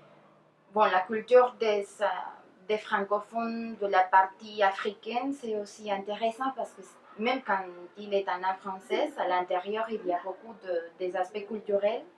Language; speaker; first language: French; non-native, fluent; Spanish